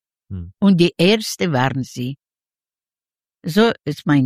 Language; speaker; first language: German; non-native, learner; Yiddish